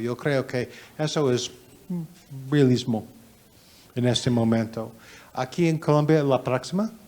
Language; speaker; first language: Spanish; non-native, learner; English